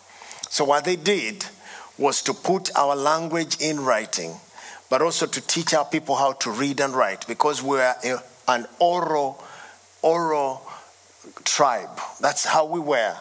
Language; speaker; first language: English; non-native, local second language; Ganda